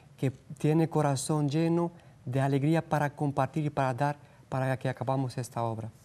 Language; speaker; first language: Spanish; non-native, fluent; Romanian